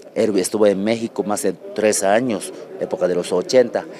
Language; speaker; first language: Spanish; non-native, learner; Japanese